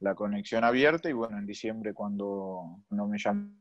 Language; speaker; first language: Spanish; native; Spanish